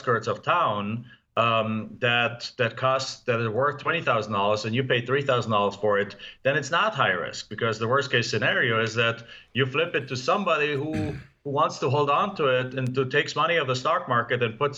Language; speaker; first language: English; non-native, fluent; German